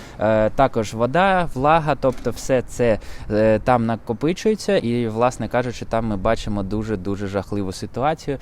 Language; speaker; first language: Ukrainian; non-native, local second language; Russian